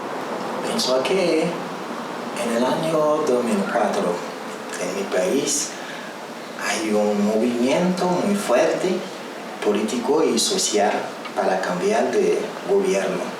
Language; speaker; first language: Spanish; non-native, learner; Haitian Creole